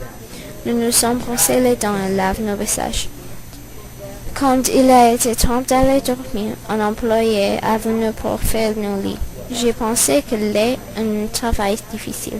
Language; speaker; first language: French; non-native, learner; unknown